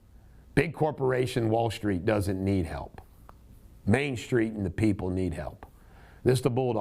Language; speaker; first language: English; native; English